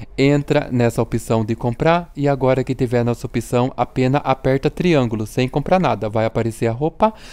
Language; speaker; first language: Portuguese; native; Portuguese